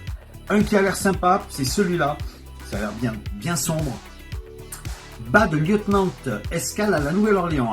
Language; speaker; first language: French; native; French